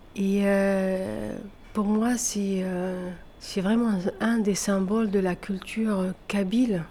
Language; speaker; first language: French; non-native, local second language; Arabic